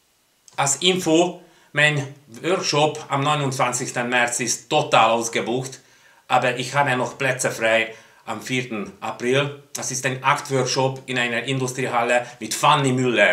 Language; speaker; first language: German; non-native, fluent; Hungarian